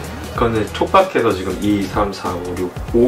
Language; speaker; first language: Korean; native; Korean